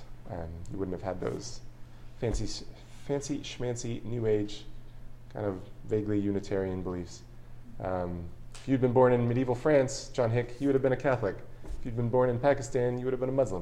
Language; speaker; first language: English; native; English